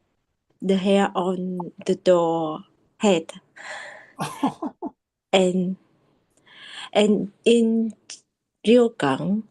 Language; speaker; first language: English; non-native, learner; Japanese